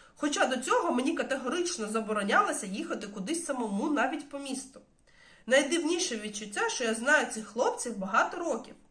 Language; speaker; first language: Ukrainian; non-native, local second language; Russian